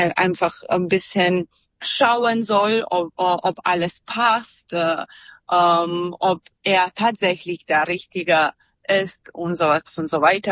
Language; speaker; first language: German; non-native, fluent; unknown